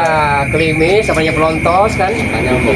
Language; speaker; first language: Indonesian; native; Indonesian